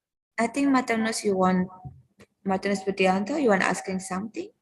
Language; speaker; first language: English; non-native, learner; Indonesian